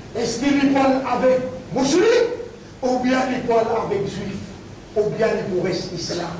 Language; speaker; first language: French; non-native, local second language; Morisyen